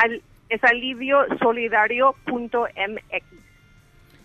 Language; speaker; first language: Spanish; early bilingual, heritage; English